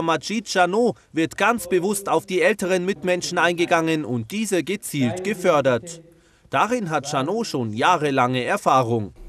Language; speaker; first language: German; native; German